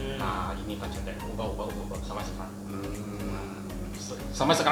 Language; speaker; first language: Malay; non-native, local second language; Chinese